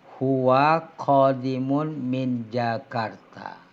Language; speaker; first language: Arabic; non-native, fluent; Indonesian